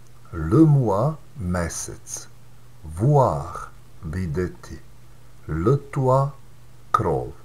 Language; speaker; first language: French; non-native, fluent; Serbian